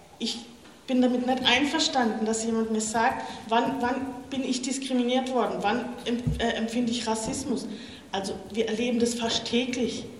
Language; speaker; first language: German; native; German